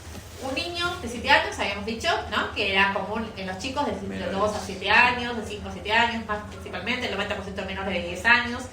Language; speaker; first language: Spanish; native; Spanish